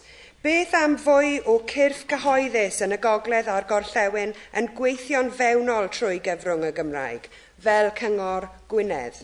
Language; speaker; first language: Welsh; non-native, local second language; English